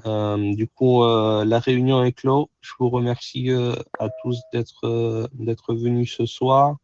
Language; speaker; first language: French; native; French